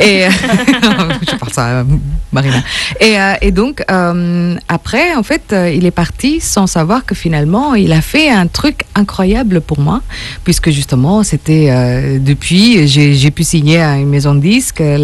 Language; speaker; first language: French; non-native, fluent; Indonesian